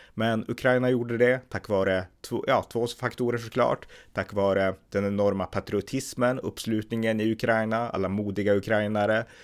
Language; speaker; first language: Swedish; native; Swedish